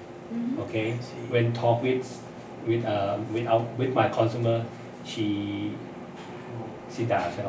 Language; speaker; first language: English; non-native, learner; Thai